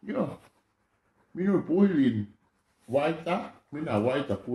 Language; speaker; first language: Finnish; non-native, learner; Thai